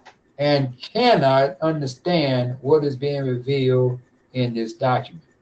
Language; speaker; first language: English; native; English